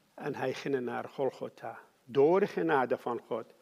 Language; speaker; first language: Dutch; non-native, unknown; Arabic